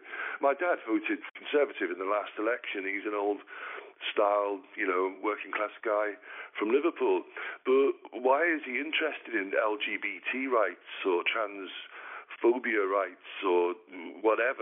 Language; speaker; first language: English; native; English